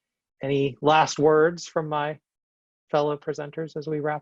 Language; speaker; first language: English; native; English